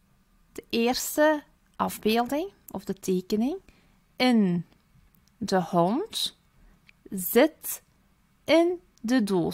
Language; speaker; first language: Dutch; early bilingual, other home language; Turkish